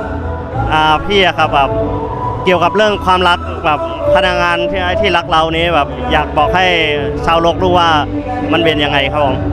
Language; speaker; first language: Thai; non-native, fluent; Burmese